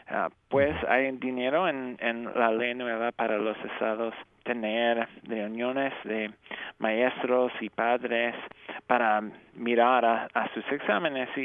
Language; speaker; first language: Spanish; non-native, fluent; English